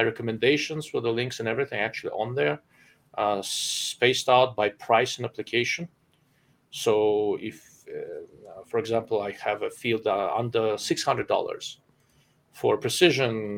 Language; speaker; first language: English; non-native, fluent; Russian